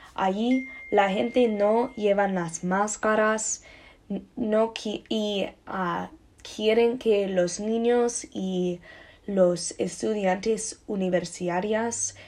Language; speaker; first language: Spanish; non-native, learner; English